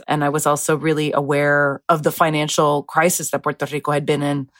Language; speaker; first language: English; early bilingual, other home language; Spanish